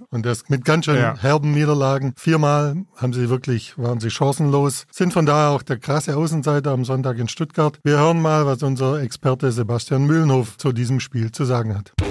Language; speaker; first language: German; native; German